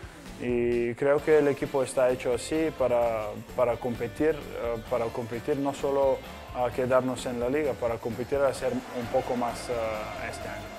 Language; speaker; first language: Spanish; non-native, fluent; Bulgarian